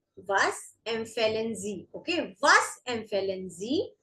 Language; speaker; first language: German; non-native, fluent; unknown